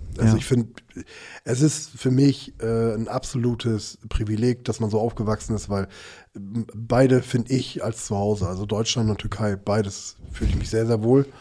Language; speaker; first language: German; early bilingual, other home language; Turkish